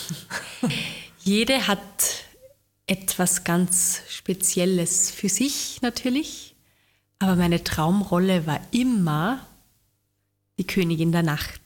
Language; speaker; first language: German; native; German